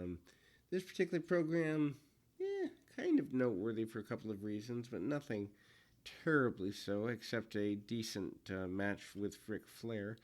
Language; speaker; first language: English; native; English